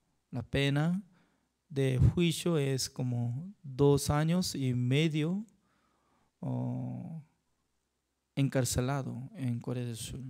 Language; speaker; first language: Spanish; non-native, fluent; Korean